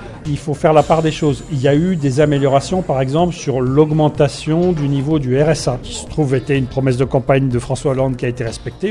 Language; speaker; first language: French; native; French